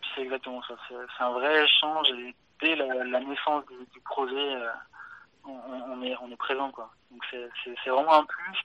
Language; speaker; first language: French; native; French